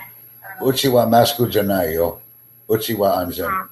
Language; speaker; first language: Japanese; non-native, learner; English